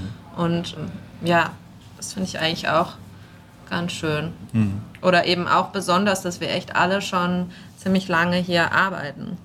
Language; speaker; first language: German; native; German